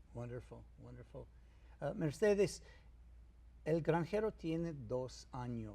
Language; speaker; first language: Spanish; non-native, learner; English